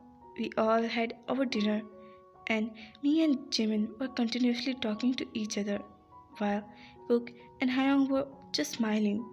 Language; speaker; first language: English; non-native, local second language; Urdu